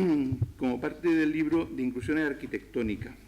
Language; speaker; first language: Spanish; native; Spanish